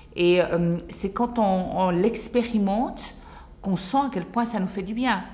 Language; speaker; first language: French; native; French